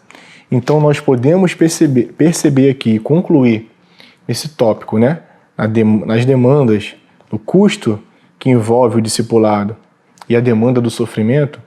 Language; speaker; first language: Portuguese; native; Portuguese